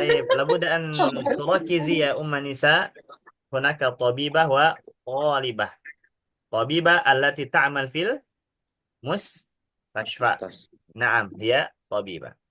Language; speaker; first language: Arabic; non-native, fluent; Indonesian